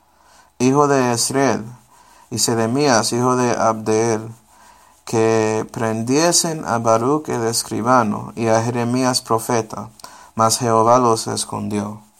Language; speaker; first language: Spanish; non-native, fluent; English